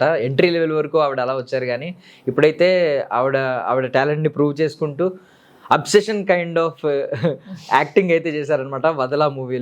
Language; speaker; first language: Telugu; native; Telugu